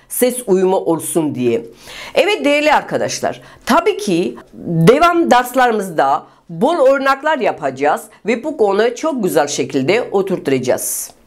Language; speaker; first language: Turkish; non-native, fluent; Russian